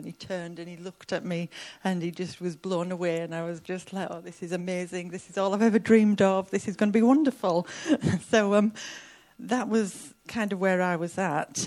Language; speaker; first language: English; native; English